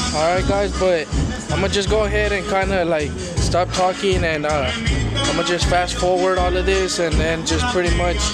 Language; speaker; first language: English; early bilingual, other home language; Spanish